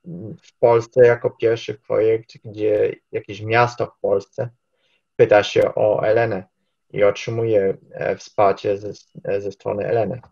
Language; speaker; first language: Polish; early bilingual, heritage; Polish